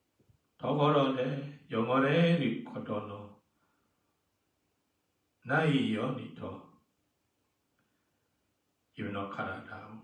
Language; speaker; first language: Japanese; non-native, fluent; Burmese